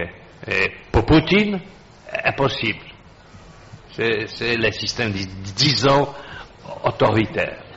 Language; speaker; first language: French; non-native, fluent; Polish